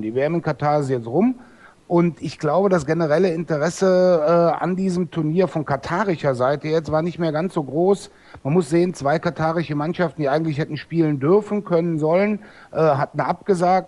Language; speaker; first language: German; native; German